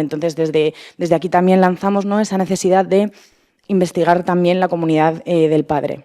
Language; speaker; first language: Spanish; native; Spanish